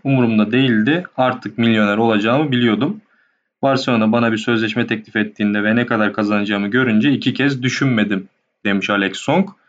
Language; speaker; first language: Turkish; native; Turkish